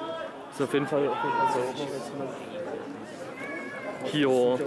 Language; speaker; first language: German; native; German